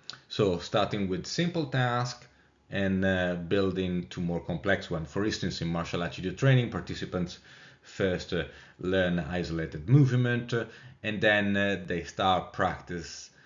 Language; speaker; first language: English; non-native, fluent; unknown